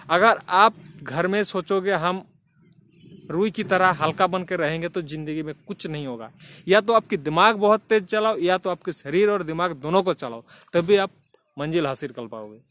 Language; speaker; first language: Hindi; non-native, local second language; Bangla